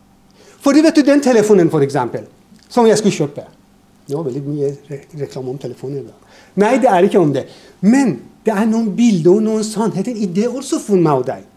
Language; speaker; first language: Norwegian; non-native, fluent; Persian